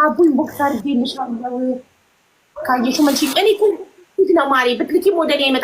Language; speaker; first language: Amharic; native; Amharic